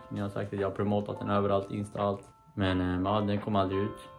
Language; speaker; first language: Swedish; early bilingual, other home language; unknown